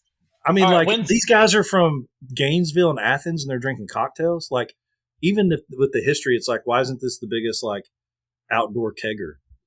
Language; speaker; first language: English; native; English